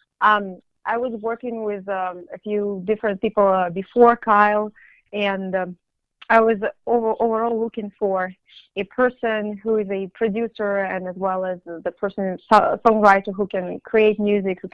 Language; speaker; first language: English; non-native, fluent; Russian